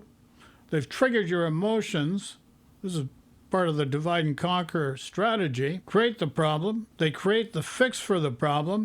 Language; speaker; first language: English; native; English